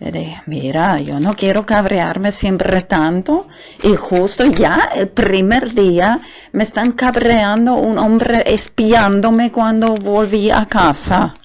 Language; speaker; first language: Spanish; non-native, fluent; German